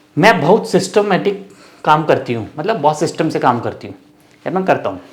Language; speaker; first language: Hindi; native; Hindi